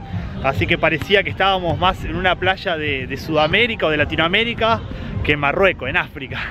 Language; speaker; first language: Spanish; native; Spanish